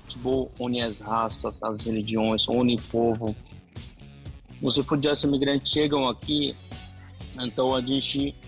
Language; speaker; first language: Portuguese; non-native, fluent; Arabic